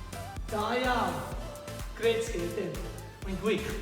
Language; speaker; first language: Welsh; non-native, local second language; English